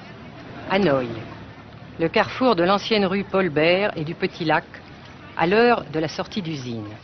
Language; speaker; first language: French; native; French